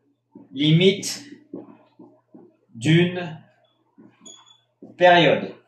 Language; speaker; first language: French; non-native, fluent; Spanish